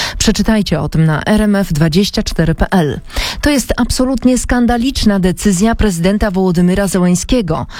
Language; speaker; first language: Polish; native; Polish